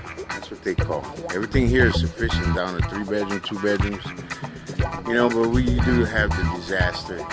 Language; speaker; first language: English; non-native, local second language; Spanish